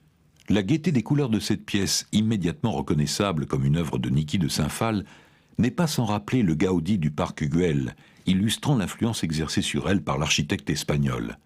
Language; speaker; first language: French; native; French